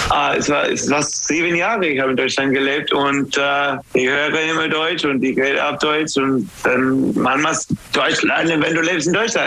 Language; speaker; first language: German; non-native, learner; English